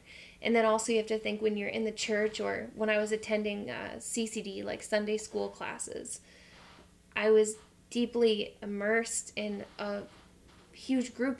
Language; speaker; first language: English; native; English